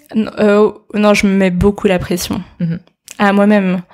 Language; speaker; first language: French; native; French